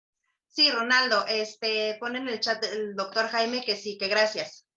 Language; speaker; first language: Spanish; native; Spanish